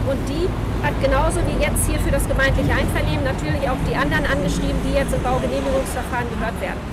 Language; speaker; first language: German; native; German